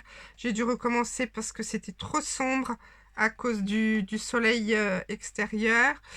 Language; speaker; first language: French; native; French